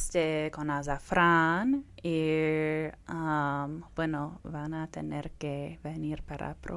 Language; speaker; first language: Spanish; non-native, fluent; English